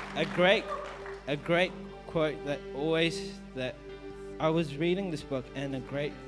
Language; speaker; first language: English; native; English